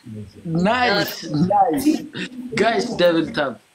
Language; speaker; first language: Amharic; native; Amharic